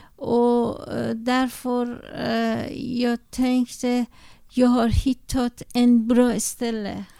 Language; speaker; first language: Swedish; non-native, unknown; Persian